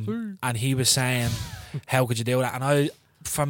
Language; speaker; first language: English; native; English